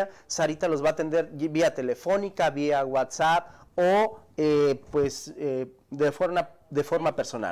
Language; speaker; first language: Spanish; native; Spanish